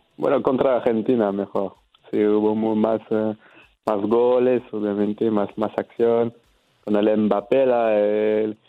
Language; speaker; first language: Spanish; non-native, fluent; French